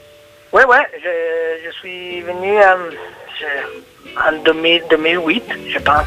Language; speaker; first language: French; non-native, learner; Italian